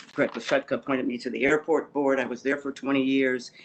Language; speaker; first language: English; native; English